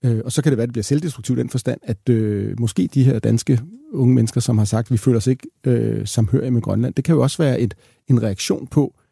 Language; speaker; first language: Danish; native; Danish